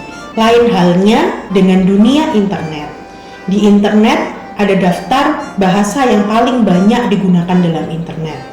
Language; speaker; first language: Indonesian; native; Indonesian